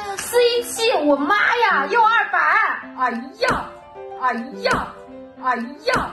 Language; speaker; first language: Chinese; native; Chinese